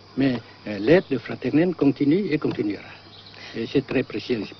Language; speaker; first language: French; non-native, local second language; Vietnamese